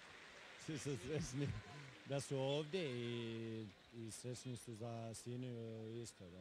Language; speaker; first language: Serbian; early bilingual, heritage; Swedish